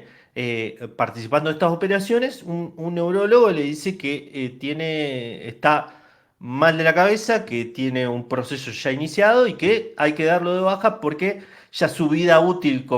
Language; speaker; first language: Spanish; native; Spanish